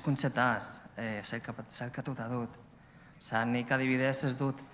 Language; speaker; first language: Basque; non-native, learner; Spanish